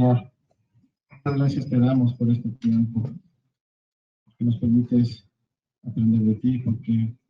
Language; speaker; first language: Spanish; native; Spanish